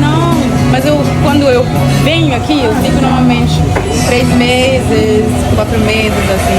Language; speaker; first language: Portuguese; non-native, fluent; English